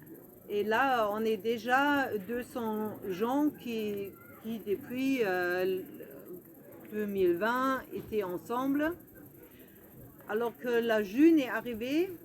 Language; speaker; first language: French; non-native, fluent; German